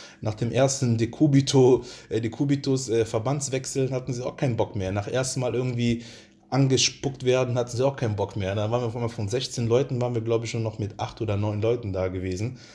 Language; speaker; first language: German; early bilingual, other home language; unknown